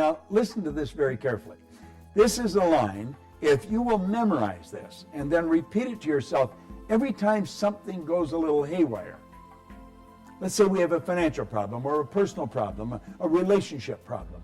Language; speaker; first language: English; native; English